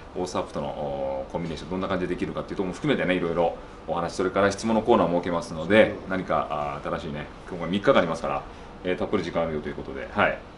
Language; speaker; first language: Japanese; native; Japanese